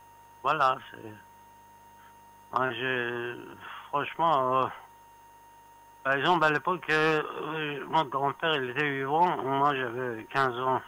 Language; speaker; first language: French; non-native, fluent; Persian